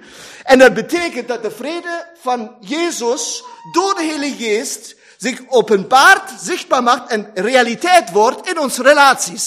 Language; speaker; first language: Dutch; non-native, fluent; German